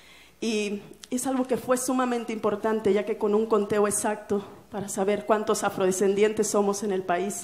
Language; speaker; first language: Spanish; native; Spanish